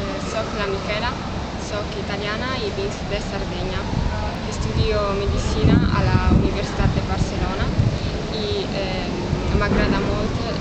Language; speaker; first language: Catalan; non-native, learner; Italian